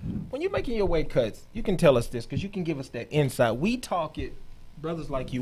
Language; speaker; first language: English; native; English